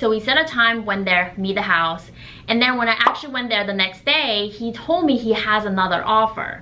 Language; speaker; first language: English; non-native, fluent; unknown